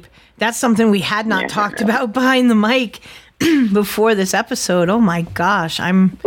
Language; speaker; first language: English; native; English